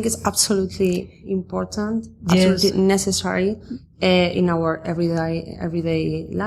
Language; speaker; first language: English; non-native, fluent; Spanish